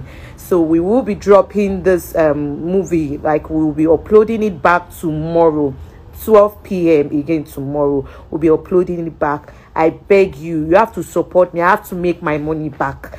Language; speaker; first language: English; non-native, local second language; Yoruba